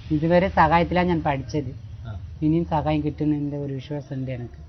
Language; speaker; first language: Malayalam; non-native, learner; Tamil